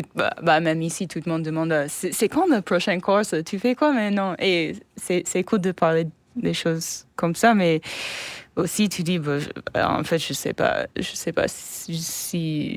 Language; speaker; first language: French; non-native, fluent; English